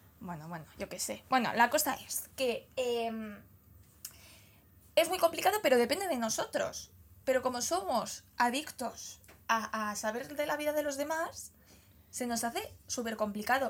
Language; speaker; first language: Spanish; native; Spanish